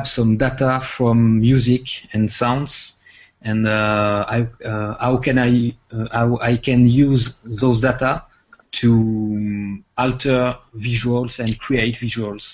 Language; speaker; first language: English; non-native, fluent; French